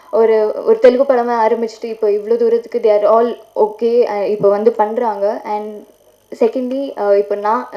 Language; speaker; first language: Tamil; non-native, fluent; Telugu